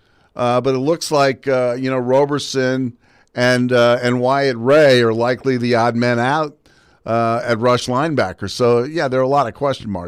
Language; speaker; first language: English; native; English